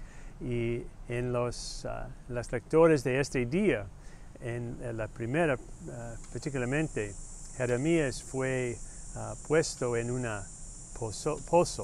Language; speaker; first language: Spanish; non-native, fluent; English